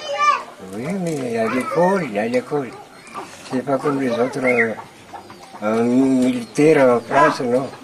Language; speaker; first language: French; non-native, local second language; Malagasy